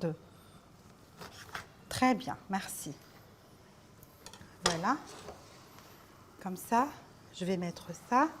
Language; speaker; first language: French; non-native, local second language; Arabic